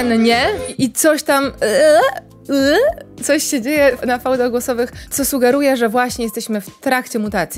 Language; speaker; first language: Polish; native; Polish